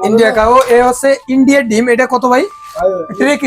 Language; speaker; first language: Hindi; non-native, learner; Bangla